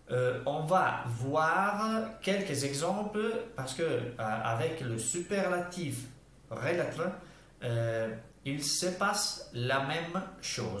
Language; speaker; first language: French; non-native, fluent; Italian